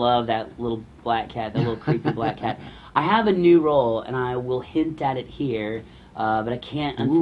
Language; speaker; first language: English; native; English